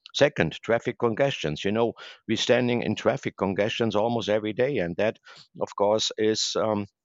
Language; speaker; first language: English; non-native, fluent; German